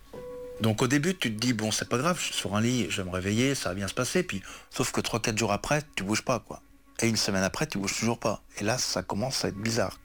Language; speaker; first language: French; native; French